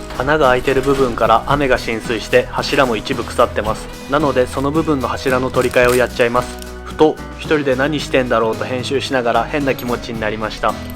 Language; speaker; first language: Japanese; native; Japanese